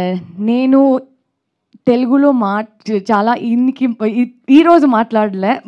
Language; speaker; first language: Telugu; non-native, learner; Kannada